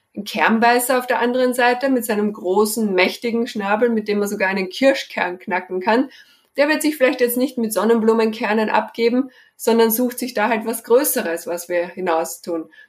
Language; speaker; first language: German; native; German